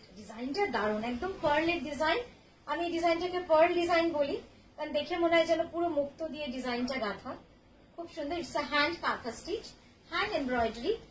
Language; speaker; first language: Hindi; non-native, local second language; Bangla